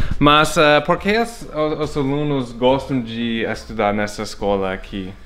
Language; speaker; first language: Portuguese; non-native, fluent; English